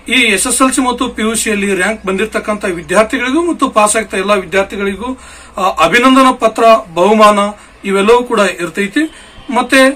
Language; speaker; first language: Kannada; non-native, local second language; Lambadi